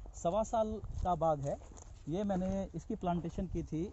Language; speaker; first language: Hindi; native; Hindi